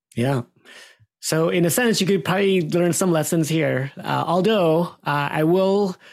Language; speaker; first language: English; native; English